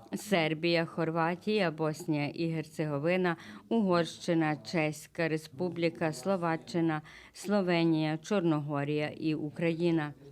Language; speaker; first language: Ukrainian; early bilingual, heritage; Ukrainian